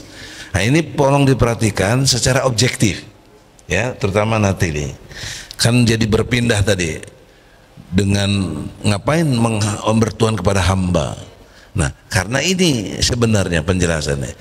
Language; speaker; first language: Indonesian; native; Indonesian